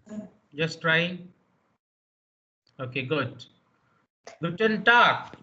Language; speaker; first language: German; non-native, fluent; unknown